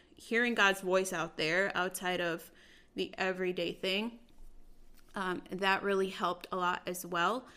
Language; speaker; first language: English; early bilingual, other home language; Spanish